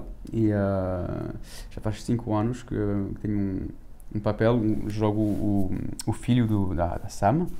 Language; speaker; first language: Portuguese; early bilingual, heritage; French